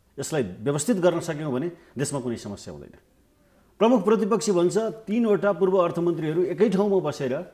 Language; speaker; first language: Nepali; native; Nepali